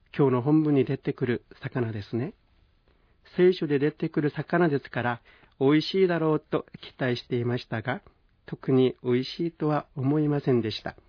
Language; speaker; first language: Japanese; non-native, fluent; Korean